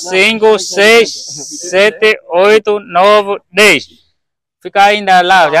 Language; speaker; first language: Portuguese; non-native, learner; Vietnamese